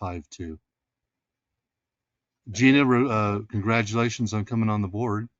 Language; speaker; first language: English; native; English